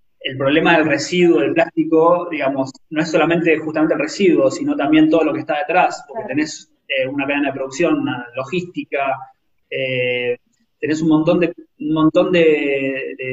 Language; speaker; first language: Spanish; native; Spanish